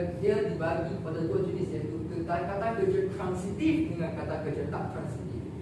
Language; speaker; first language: Malay; non-native, local second language; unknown